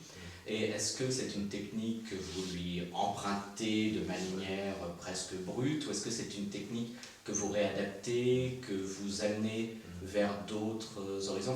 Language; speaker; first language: French; native; French